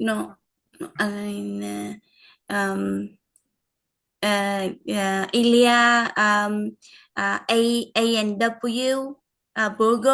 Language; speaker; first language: French; non-native, learner; Vietnamese